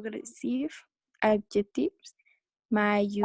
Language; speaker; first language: English; non-native, learner; Spanish